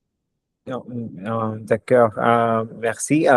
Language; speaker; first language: French; non-native, learner; Spanish